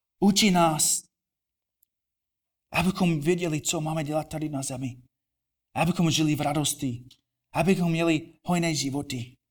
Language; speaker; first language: Czech; non-native, fluent; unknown